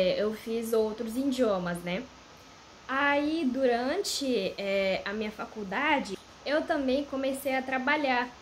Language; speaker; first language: Portuguese; non-native, fluent; Romanian